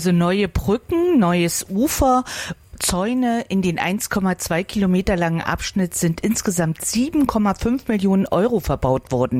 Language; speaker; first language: German; native; German